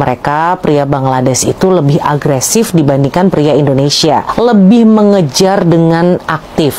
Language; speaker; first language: Indonesian; native; Indonesian